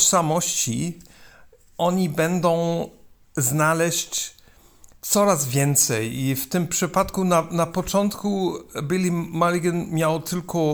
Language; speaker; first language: Polish; non-native, learner; German